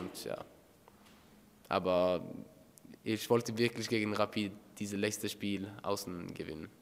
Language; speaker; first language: German; non-native, learner; Norwegian